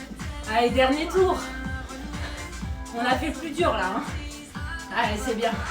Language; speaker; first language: French; native; French